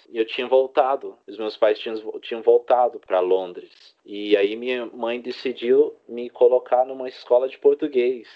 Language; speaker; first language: Portuguese; early bilingual, heritage; Portuguese